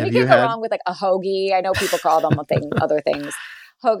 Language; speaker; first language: English; native; English